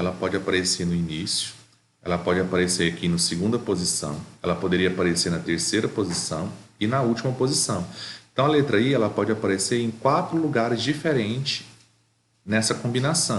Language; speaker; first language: Portuguese; native; Portuguese